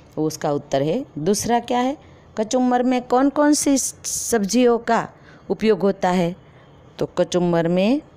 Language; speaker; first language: Hindi; non-native, local second language; Gujarati